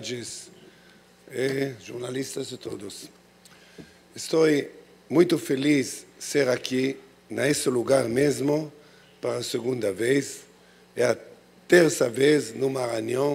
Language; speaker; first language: Portuguese; non-native, learner; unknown